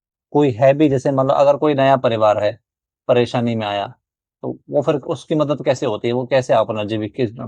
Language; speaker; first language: Hindi; native; Hindi